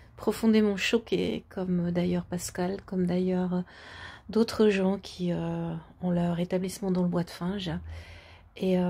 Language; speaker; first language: French; native; French